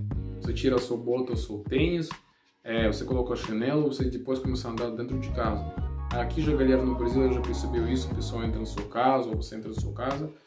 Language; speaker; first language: Portuguese; non-native, learner; Russian